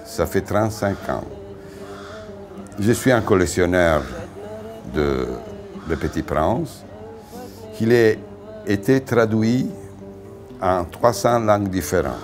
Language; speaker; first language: French; non-native, fluent; Italian